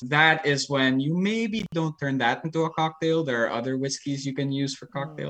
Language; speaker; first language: English; non-native, local second language; Filipino